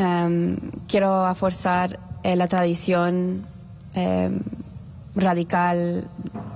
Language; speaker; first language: Spanish; early bilingual, heritage; English